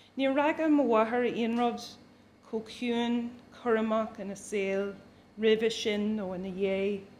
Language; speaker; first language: Irish; non-native, local second language; English